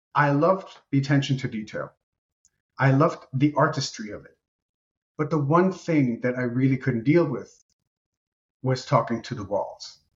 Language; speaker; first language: English; non-native, fluent; Romanian